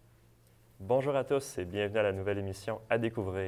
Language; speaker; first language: French; native; French